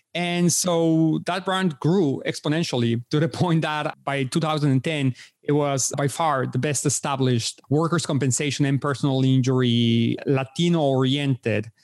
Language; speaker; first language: English; non-native, fluent; Spanish